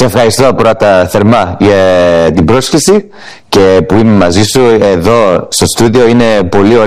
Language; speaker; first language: Greek; early bilingual, heritage; English